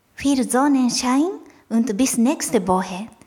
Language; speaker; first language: German; non-native, fluent; Japanese